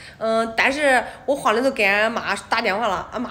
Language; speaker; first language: Chinese; native; Chinese